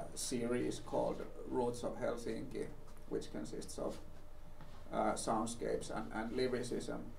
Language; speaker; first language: English; non-native, fluent; Finnish